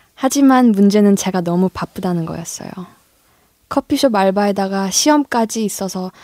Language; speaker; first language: Korean; early bilingual, heritage; Korean